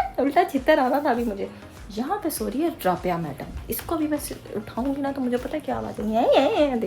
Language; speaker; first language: Urdu; non-native, local second language; Punjabi